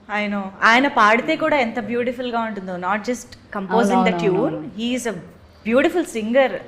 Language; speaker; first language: Telugu; native; Telugu